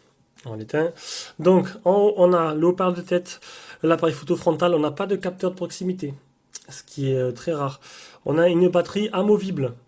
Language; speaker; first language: French; native; French